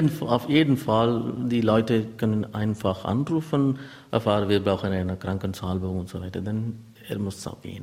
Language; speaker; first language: German; non-native, learner; Tamil